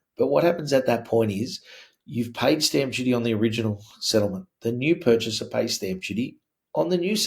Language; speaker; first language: English; native; English